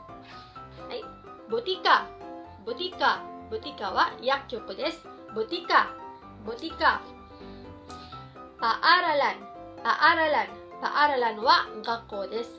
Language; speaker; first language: Japanese; non-native, fluent; Filipino